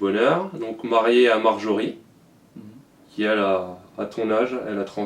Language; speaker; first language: French; native; French